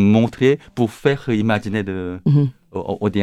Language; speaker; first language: French; non-native, learner; Korean